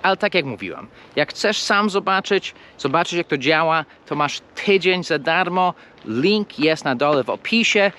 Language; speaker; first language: Polish; non-native, fluent; English